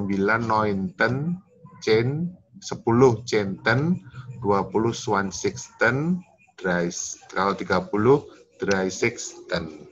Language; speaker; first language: German; non-native, fluent; Indonesian